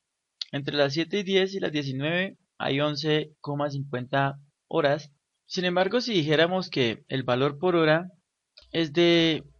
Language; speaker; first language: Spanish; native; Spanish